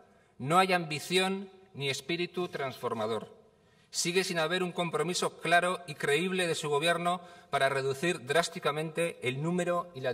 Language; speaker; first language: Spanish; native; Spanish